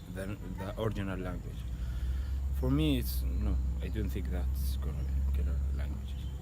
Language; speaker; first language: English; non-native, learner; Arabic